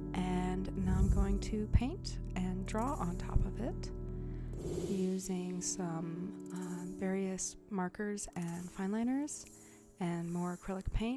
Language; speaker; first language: English; native; English